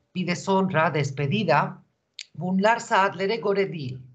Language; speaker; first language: Turkish; non-native, fluent; Spanish